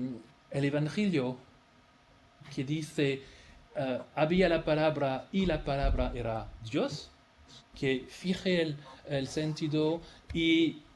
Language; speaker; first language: Spanish; non-native, fluent; French